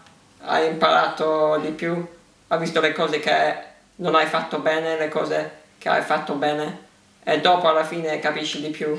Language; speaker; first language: Italian; early bilingual, heritage; English